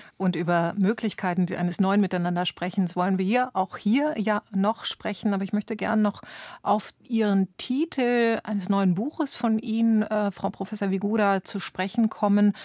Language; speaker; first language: German; native; German